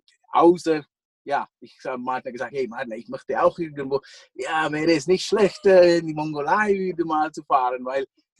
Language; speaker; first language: German; non-native, fluent; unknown